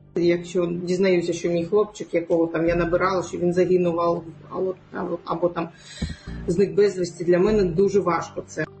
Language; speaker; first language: Ukrainian; non-native, local second language; Crimean Tatar